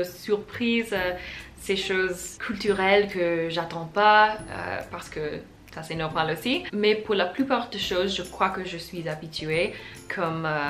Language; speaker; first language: French; non-native, fluent; English